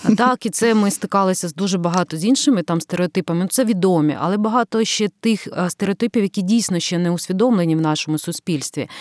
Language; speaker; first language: Ukrainian; native; Ukrainian